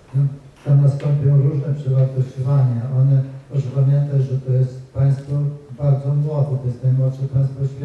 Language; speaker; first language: Polish; native; Polish